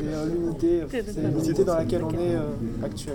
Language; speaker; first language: French; native; French